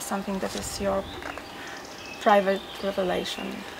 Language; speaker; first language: English; non-native, fluent; Polish